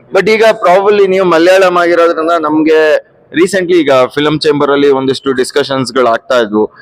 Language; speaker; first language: Kannada; native; Kannada